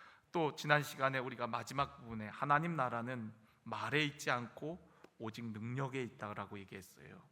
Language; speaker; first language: Korean; native; Korean